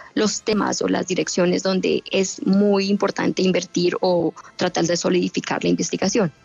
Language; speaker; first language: Spanish; native; Spanish